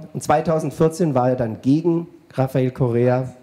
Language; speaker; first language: German; native; German